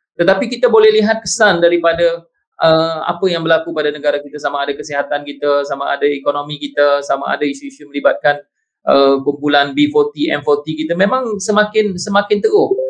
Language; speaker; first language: Malay; native; Malay